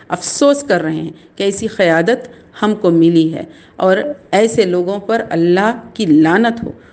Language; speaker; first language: Urdu; native; Urdu